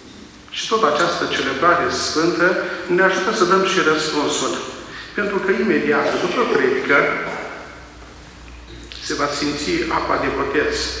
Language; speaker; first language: Romanian; native; Romanian